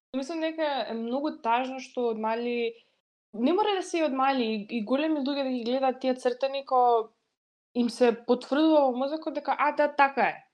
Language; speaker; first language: Macedonian; native; Macedonian